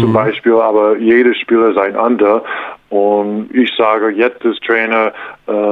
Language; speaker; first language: German; non-native, learner; English